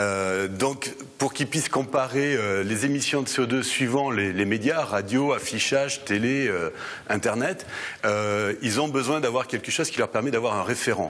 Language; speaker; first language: French; native; French